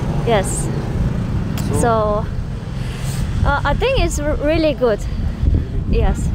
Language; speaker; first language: English; non-native, learner; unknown